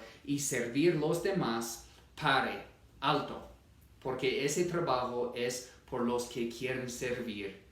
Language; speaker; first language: Spanish; non-native, fluent; English